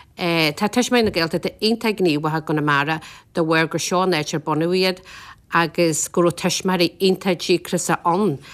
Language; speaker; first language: Irish; native; Irish